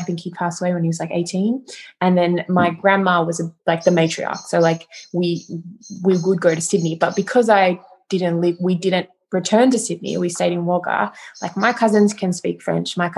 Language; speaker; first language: English; native; English